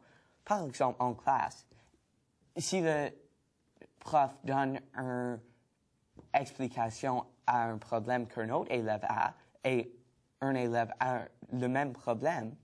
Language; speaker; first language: French; non-native, learner; English